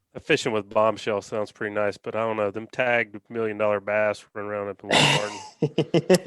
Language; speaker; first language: English; native; English